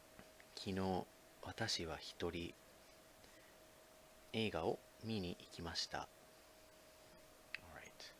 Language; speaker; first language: Japanese; non-native, fluent; English